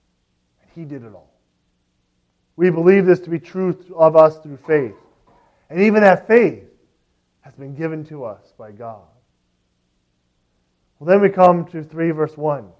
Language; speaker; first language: English; native; English